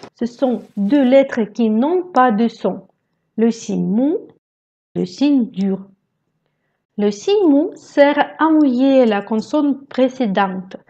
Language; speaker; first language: French; non-native, fluent; Russian